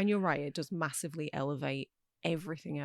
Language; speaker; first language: English; native; English